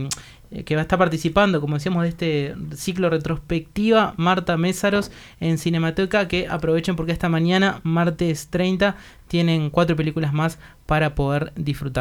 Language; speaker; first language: Spanish; native; Spanish